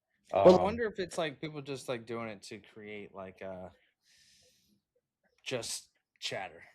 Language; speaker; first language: English; native; English